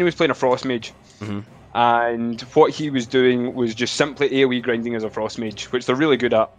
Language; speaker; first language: English; native; English